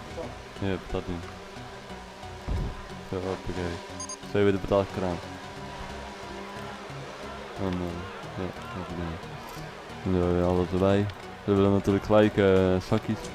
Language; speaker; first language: Dutch; native; Dutch